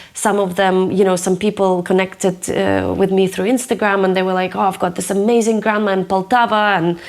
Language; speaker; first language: English; non-native, fluent; Ukrainian